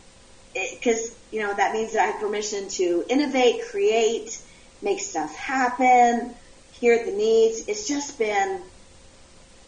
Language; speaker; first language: English; native; English